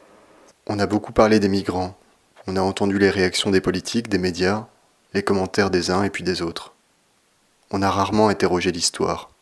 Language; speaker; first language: French; native; French